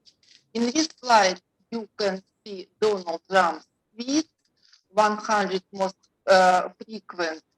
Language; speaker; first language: English; non-native, learner; Russian